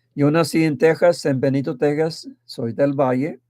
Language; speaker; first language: Spanish; early bilingual, heritage; Spanish